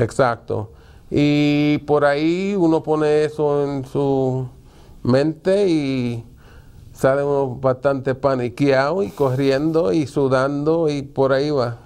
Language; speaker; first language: Spanish; early bilingual, heritage; Spanish